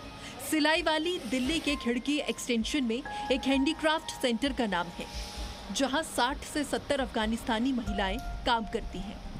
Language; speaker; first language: Hindi; native; Hindi